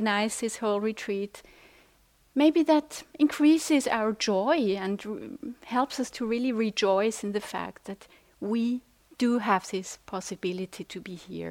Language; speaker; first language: English; non-native, fluent; Swiss German